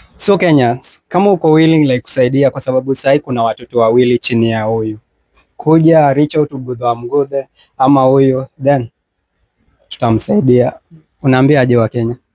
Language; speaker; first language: Swahili; native; Swahili